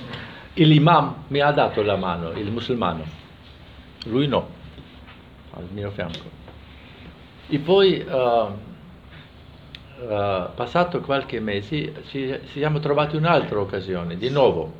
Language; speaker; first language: Italian; non-native, fluent; German